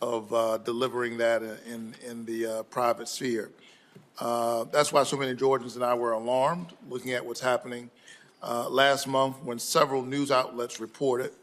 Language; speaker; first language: English; native; English